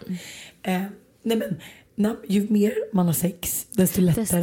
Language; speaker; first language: Swedish; native; Swedish